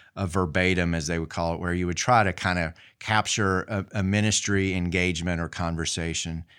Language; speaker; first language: English; native; English